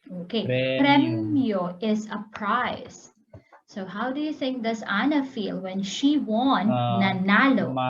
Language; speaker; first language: English; non-native, local second language; Filipino